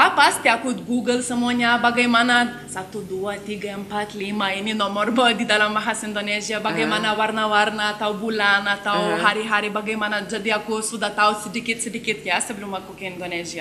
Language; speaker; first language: Indonesian; non-native, learner; Lithuanian